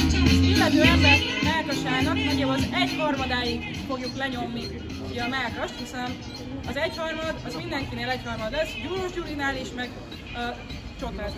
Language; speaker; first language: Hungarian; native; Hungarian